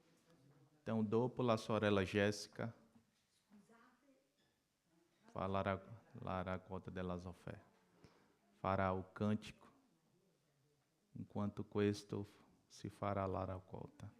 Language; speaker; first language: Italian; non-native, learner; Portuguese